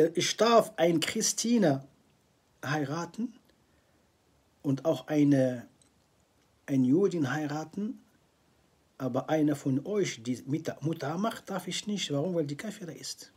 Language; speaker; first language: German; non-native, fluent; Arabic